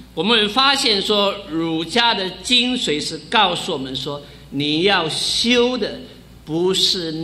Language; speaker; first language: Chinese; native; Chinese